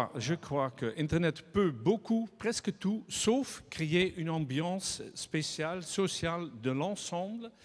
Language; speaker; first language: French; non-native, fluent; Dutch